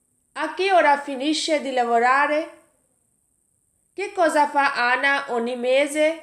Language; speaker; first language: Italian; non-native, learner; Urdu